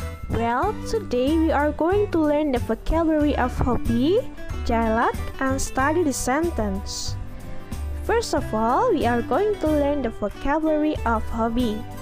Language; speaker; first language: English; non-native, fluent; Indonesian